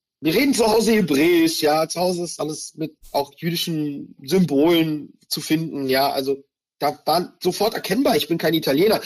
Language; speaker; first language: German; early bilingual, other home language; Hebrew